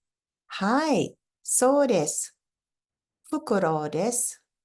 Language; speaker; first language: Japanese; non-native, fluent; English